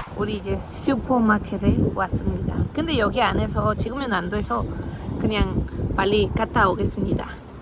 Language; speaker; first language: Korean; non-native, learner; Spanish